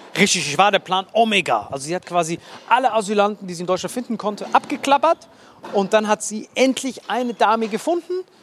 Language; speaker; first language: German; early bilingual, other home language; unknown